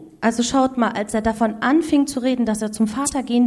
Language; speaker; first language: German; native; German